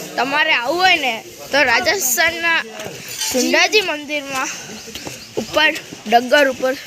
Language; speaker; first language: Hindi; non-native, local second language; Gujarati